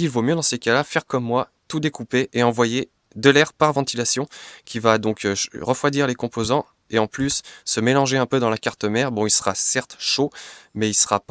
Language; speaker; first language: French; native; French